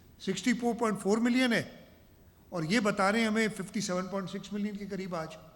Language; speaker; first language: Urdu; non-native, local second language; Sindhi